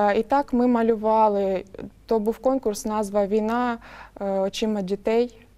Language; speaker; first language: Ukrainian; non-native, local second language; Russian